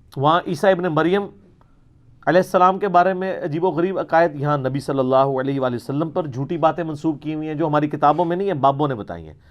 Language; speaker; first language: Urdu; non-native, local second language; Punjabi